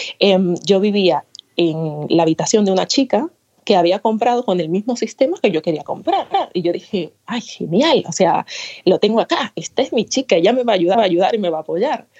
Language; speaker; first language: Spanish; native; Spanish